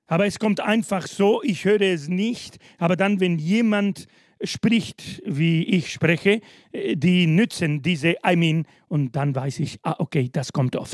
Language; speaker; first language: German; non-native, fluent; Spanish